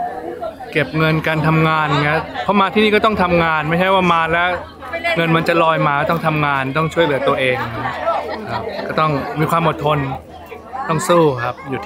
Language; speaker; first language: Thai; native; Thai